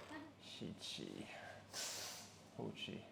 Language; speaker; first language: Chinese; non-native, fluent; English